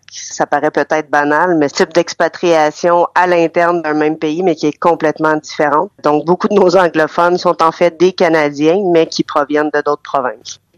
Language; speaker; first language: French; native; French